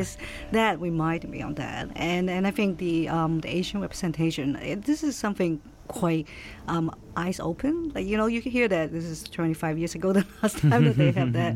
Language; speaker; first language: English; native; English